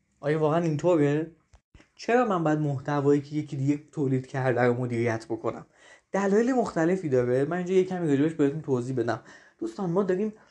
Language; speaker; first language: Persian; native; Persian